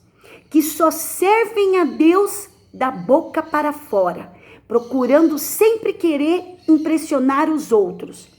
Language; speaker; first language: Portuguese; native; Portuguese